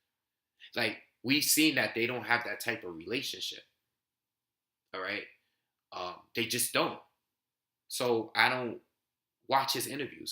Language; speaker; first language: English; native; English